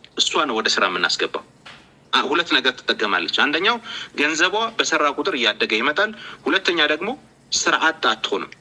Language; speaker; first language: Amharic; native; Amharic